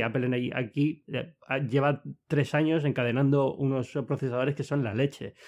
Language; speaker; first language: Spanish; native; Spanish